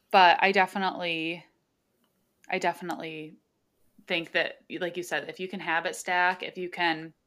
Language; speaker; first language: English; early bilingual, other home language; Slovak